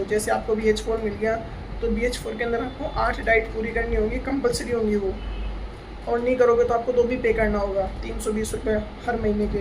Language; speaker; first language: Hindi; native; Hindi